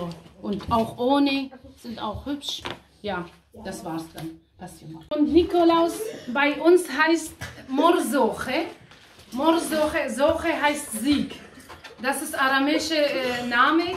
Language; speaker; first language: German; non-native, fluent; Aramaic